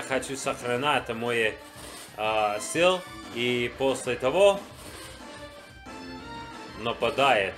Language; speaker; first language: Russian; non-native, learner; English